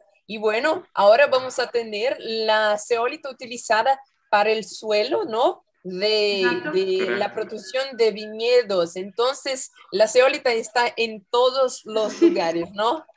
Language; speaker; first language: Spanish; non-native, fluent; Portuguese